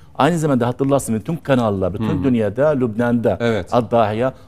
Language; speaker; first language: Turkish; non-native, learner; Arabic